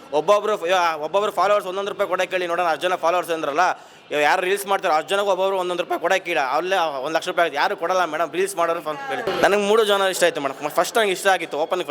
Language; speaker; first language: Kannada; native; Kannada